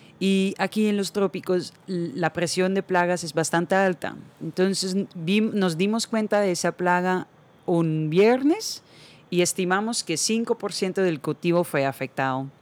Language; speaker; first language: Spanish; non-native, fluent; Dutch